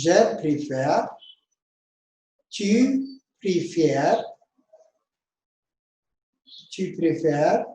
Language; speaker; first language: French; non-native, fluent; Amharic